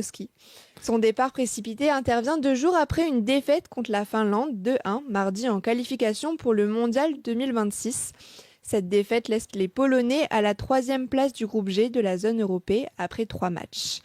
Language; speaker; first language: French; native; French